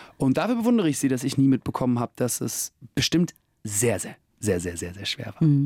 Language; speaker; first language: German; early bilingual, other home language; Russian